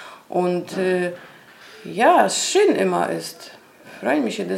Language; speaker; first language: German; non-native, learner; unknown